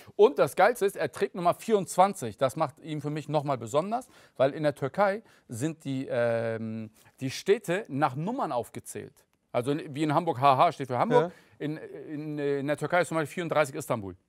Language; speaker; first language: German; early bilingual, other home language; Turkish